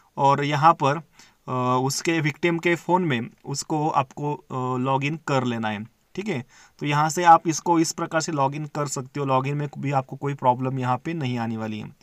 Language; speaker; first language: Hindi; non-native, local second language; Marathi